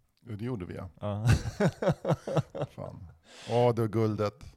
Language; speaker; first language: Swedish; native; Swedish